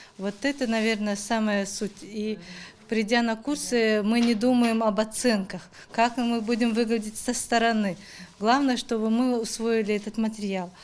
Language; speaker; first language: Russian; native; Russian